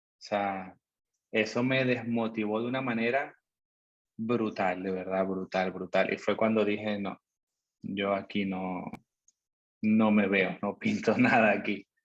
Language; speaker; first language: Spanish; native; Spanish